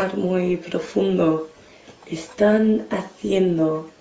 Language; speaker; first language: Spanish; non-native, fluent; English